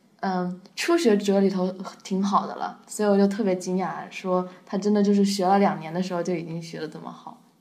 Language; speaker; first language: Chinese; native; Chinese